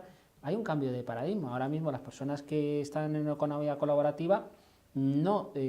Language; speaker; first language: Spanish; native; Spanish